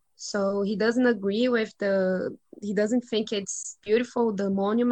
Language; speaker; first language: English; non-native, fluent; Portuguese